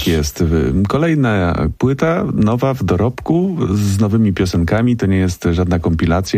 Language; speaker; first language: Polish; native; Polish